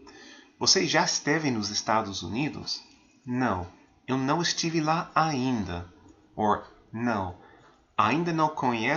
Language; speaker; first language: Portuguese; non-native, fluent; English